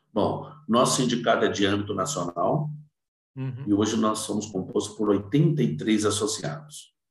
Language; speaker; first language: Portuguese; native; Portuguese